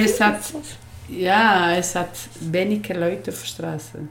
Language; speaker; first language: German; non-native, learner; Spanish